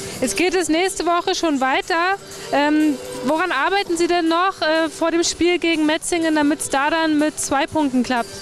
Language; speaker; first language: German; native; German